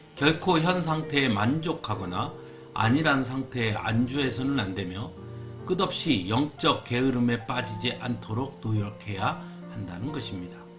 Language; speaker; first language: Korean; native; Korean